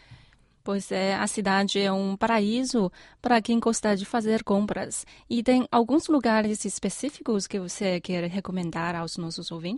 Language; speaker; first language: Portuguese; non-native, fluent; Chinese